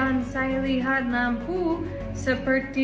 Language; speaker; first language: Indonesian; non-native, learner; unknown